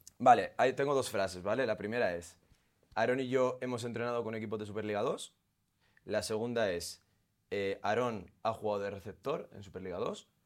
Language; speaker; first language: Spanish; native; Spanish